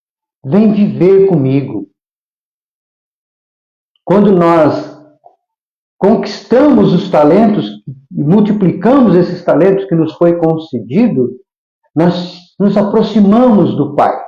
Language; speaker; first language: Portuguese; native; Portuguese